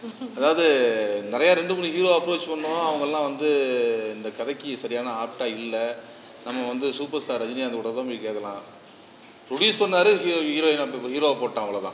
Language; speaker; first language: Tamil; native; Tamil